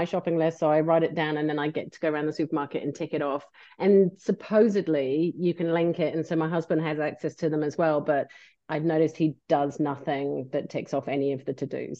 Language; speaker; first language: English; native; English